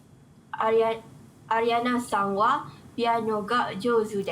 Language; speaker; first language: Japanese; non-native, learner; Malay